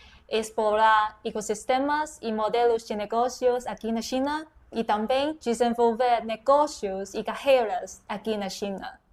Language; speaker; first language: Portuguese; non-native, fluent; Chinese